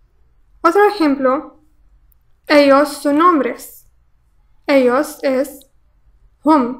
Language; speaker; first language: Spanish; non-native, fluent; Arabic